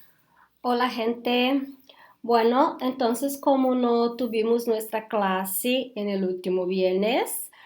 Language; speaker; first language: Spanish; non-native, fluent; Portuguese